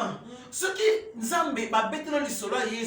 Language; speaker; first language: French; non-native, local second language; Lingala